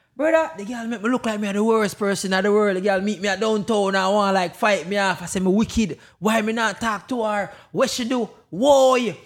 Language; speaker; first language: English; non-native, local second language; Jamaican Creole English